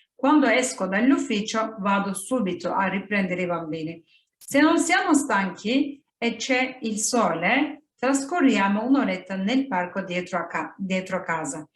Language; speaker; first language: Italian; non-native, fluent; Turkish